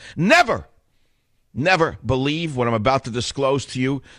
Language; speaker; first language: English; native; English